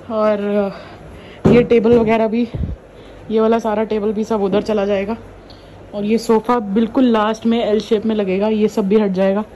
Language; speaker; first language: Hindi; native; Hindi